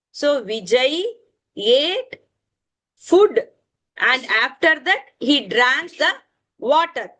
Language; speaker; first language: English; non-native, local second language; Tamil